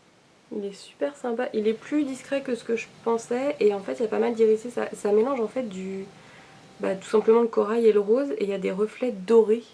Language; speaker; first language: French; native; French